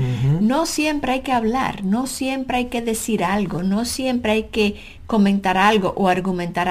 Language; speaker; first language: Spanish; native; Spanish